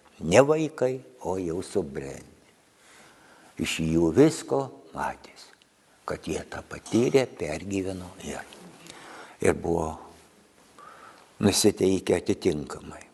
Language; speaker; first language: Lithuanian; native; Lithuanian